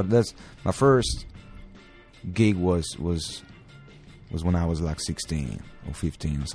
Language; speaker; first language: English; non-native, fluent; Hungarian